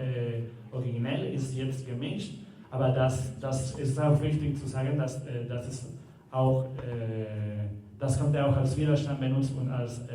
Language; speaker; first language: German; non-native, learner; Spanish